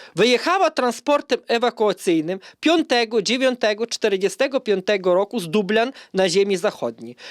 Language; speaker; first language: Polish; early bilingual, heritage; Polish